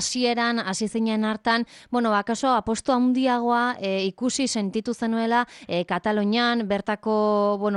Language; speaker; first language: Basque; native; Basque